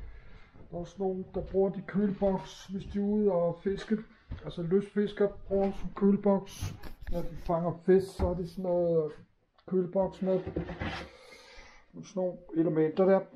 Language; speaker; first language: Danish; non-native, fluent; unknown